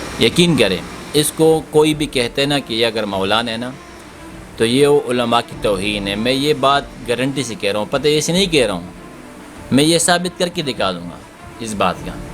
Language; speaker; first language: Urdu; non-native, local second language; Pashto